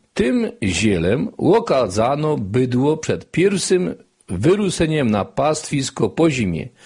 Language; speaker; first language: Polish; native; Polish